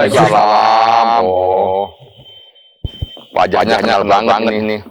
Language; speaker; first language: Indonesian; native; Indonesian